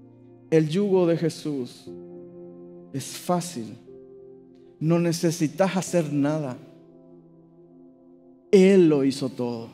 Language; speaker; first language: Spanish; native; Spanish